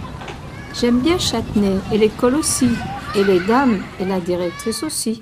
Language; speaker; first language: French; non-native, learner; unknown